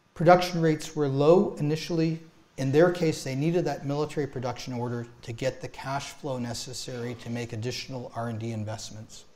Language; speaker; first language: English; native; English